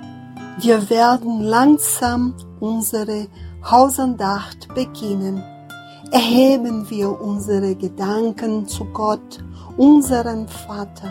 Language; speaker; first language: German; non-native, fluent; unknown